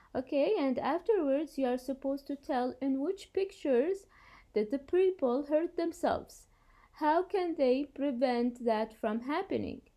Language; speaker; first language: English; non-native, fluent; Arabic